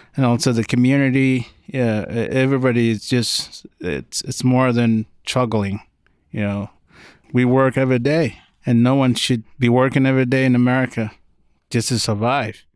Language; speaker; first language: English; non-native, fluent; Arabic